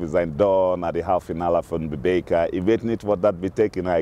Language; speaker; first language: Dutch; non-native, fluent; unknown